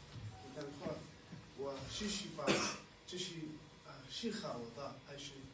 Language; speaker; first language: Chinese; non-native, learner; Somali